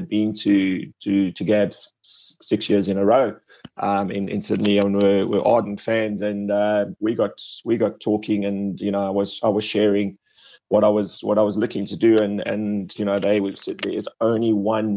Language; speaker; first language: English; native; English